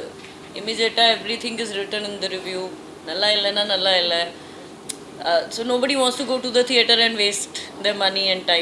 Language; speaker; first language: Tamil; non-native, fluent; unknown